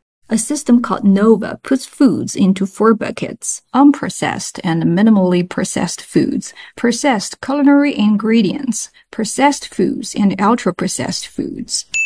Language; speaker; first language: English; non-native, fluent; Chinese